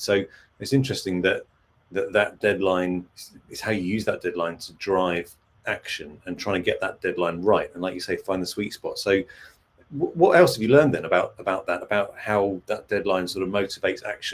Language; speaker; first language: English; native; English